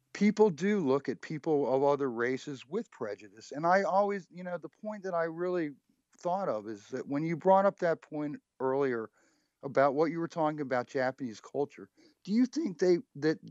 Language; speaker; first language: English; native; English